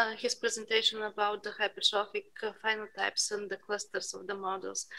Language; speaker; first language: English; non-native, fluent; Bulgarian